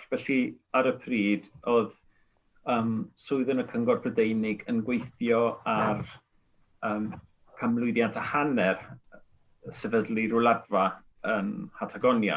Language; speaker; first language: Welsh; non-native, fluent; Spanish